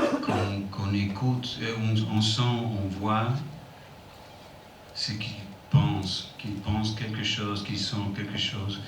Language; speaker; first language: French; non-native, fluent; English